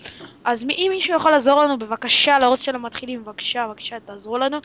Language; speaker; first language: Hebrew; native; Hebrew